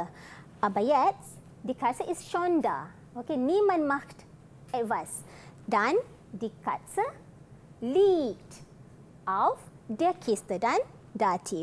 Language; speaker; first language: German; non-native, fluent; Malay